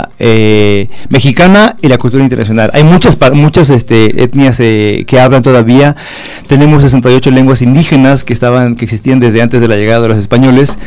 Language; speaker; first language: Spanish; non-native, local second language; Nahuatl languages